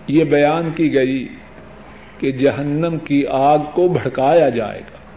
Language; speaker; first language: Urdu; non-native, local second language; Punjabi